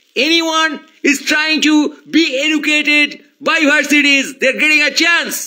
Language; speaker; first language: English; non-native, local second language; Bangla